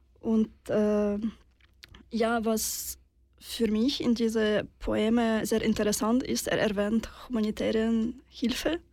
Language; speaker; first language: German; non-native, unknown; Russian